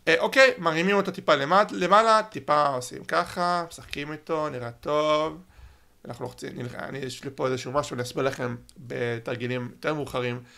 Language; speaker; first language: Hebrew; native; Hebrew